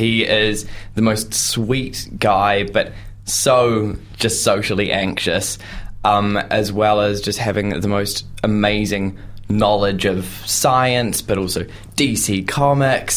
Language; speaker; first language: English; native; English